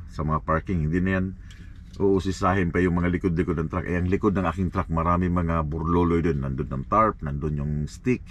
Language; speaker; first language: Filipino; non-native, local second language; Cebuano